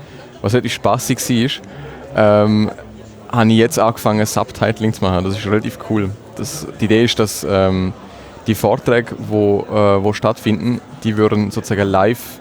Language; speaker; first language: German; native; German